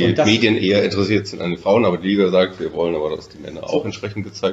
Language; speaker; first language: German; native; German